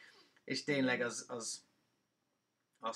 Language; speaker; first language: Hungarian; non-native, learner; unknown